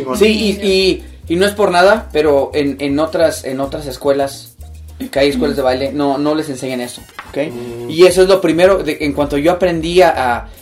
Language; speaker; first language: Spanish; native; Spanish